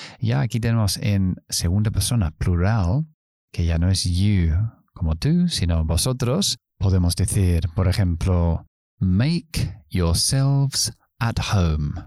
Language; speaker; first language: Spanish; non-native, fluent; English